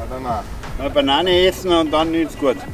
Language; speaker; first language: German; native; German